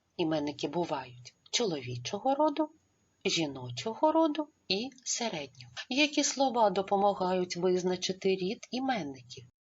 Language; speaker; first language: Ukrainian; native; Ukrainian